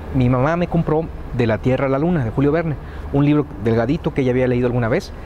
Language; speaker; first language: Spanish; native; Spanish